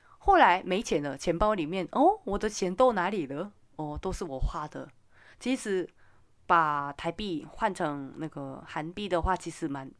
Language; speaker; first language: Chinese; non-native, fluent; Korean